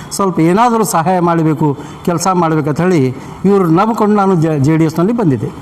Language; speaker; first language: Kannada; non-native, local second language; Urdu